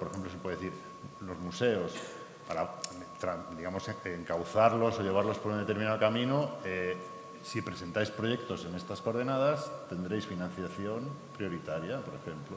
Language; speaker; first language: Spanish; native; Spanish